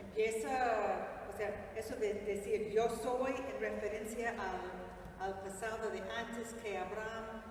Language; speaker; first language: Spanish; non-native, fluent; English